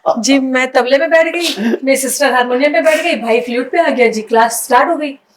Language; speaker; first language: Hindi; native; Hindi